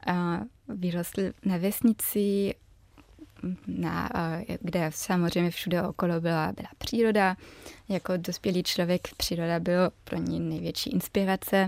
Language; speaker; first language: Czech; early bilingual, heritage; German